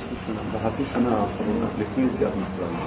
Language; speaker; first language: Hebrew; non-native, learner; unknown